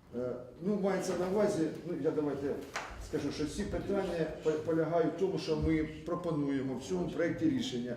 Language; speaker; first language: Ukrainian; native; Ukrainian